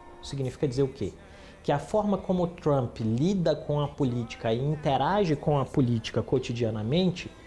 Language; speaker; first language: Portuguese; native; Portuguese